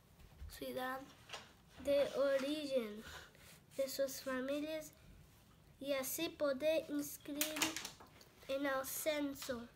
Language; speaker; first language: Spanish; non-native, learner; Portuguese